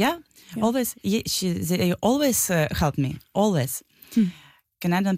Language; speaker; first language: English; non-native, learner; Ukrainian